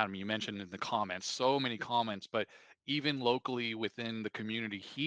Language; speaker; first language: English; native; English